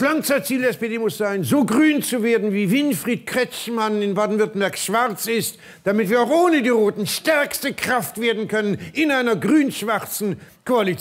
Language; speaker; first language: German; native; German